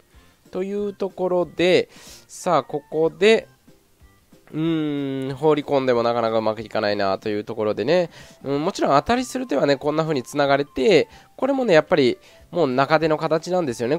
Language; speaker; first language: Japanese; native; Japanese